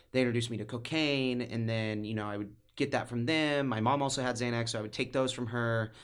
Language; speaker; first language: English; native; English